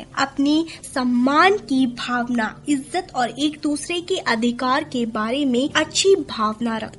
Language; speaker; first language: Hindi; native; Hindi